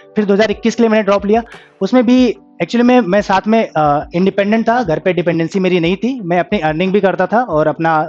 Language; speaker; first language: Hindi; native; Hindi